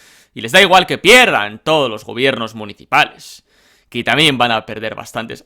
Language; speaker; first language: Spanish; native; Spanish